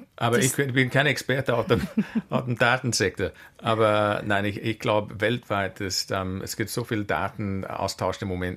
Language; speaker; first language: German; non-native, fluent; English